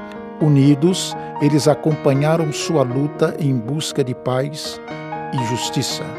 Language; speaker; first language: Portuguese; native; Portuguese